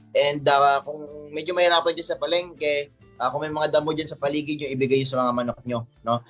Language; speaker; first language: Filipino; non-native, local second language; Cebuano